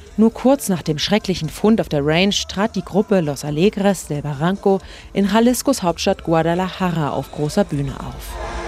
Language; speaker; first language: German; native; German